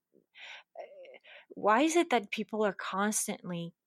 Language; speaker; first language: English; non-native, fluent; German